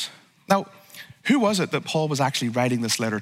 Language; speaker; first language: English; native; English